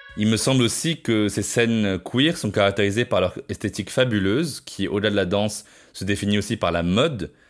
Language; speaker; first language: French; native; French